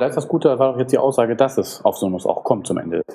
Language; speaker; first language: German; native; German